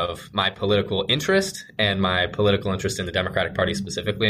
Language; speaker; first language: English; native; English